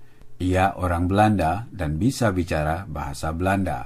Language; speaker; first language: Indonesian; non-native, fluent; Dutch